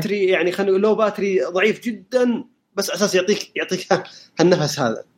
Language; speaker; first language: Arabic; native; Arabic